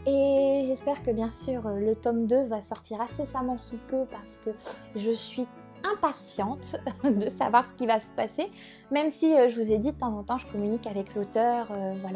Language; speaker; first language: French; native; French